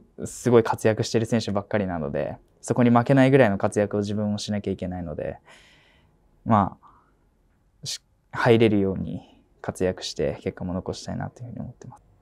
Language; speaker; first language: Japanese; native; Japanese